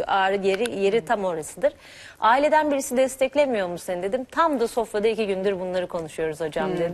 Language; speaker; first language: Turkish; native; Turkish